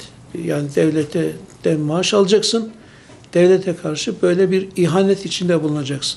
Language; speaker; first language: Turkish; native; Turkish